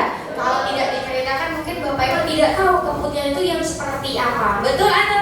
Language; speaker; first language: Indonesian; native; Indonesian